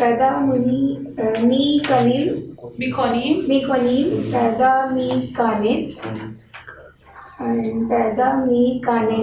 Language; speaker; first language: Persian; non-native, learner; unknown